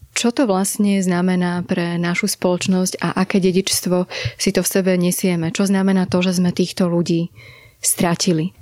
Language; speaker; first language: Slovak; native; Slovak